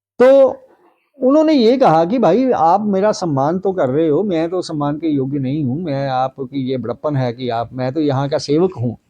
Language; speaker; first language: Hindi; non-native, local second language; Punjabi